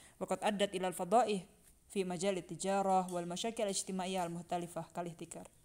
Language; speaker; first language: Arabic; non-native, fluent; Indonesian